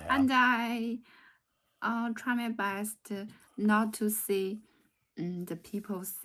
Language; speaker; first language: English; non-native, learner; Chinese